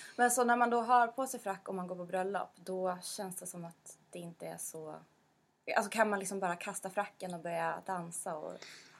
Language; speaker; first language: Swedish; native; Swedish